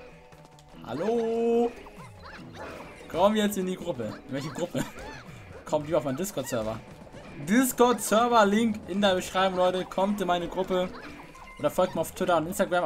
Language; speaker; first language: German; native; German